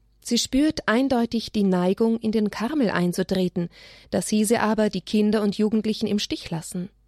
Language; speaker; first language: German; native; German